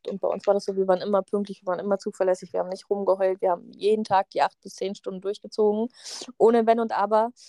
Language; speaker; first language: German; native; German